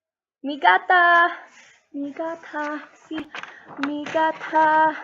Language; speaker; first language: Spanish; non-native, learner; English